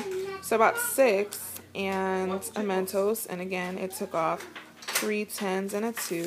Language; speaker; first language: English; native; English